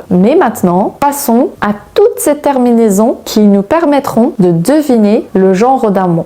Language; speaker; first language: French; non-native, fluent; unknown